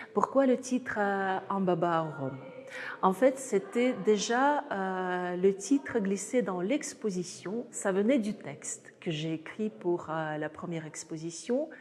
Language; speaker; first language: French; non-native, fluent; Russian